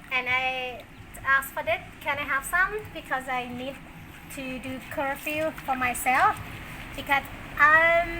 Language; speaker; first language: English; non-native, learner; Thai